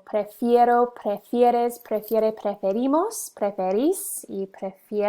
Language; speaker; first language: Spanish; non-native, fluent; English